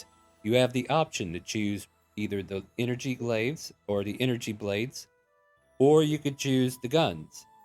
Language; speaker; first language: English; native; English